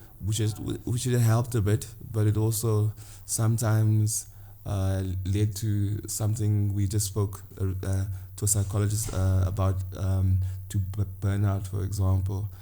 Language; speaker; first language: English; non-native, local second language; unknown